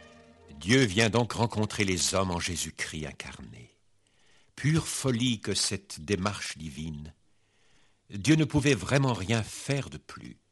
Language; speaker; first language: French; native; French